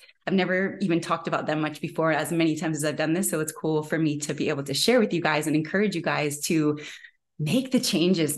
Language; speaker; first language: English; native; English